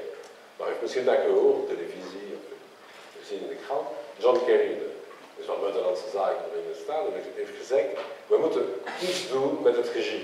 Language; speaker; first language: Dutch; non-native, local second language; French